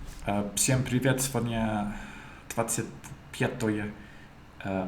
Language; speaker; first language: Russian; non-native, learner; English